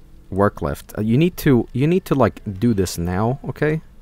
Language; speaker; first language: English; non-native, fluent; Swedish